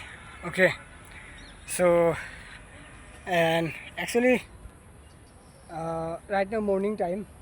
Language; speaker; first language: English; non-native, learner; Bangla